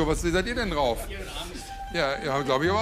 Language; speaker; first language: German; native; German